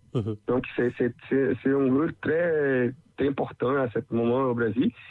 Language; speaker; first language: French; non-native, learner; Portuguese